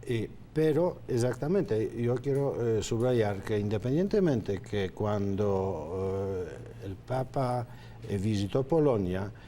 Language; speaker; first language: Spanish; non-native, fluent; Polish